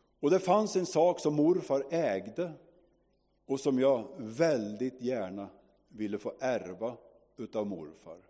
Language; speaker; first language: Swedish; native; Swedish